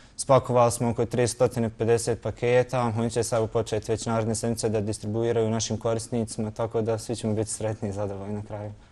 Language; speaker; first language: Croatian; native; Croatian